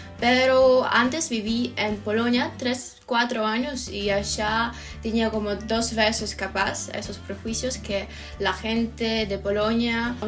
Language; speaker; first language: Spanish; non-native, fluent; Ukrainian